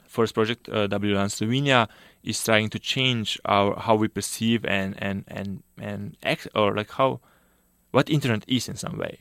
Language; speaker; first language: English; non-native, fluent; Slovenian